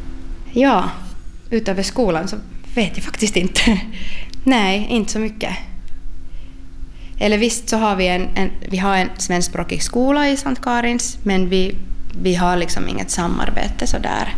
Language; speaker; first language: Swedish; non-native, local second language; Finnish